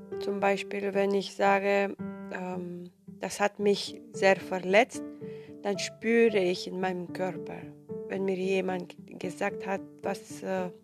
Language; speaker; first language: German; non-native, fluent; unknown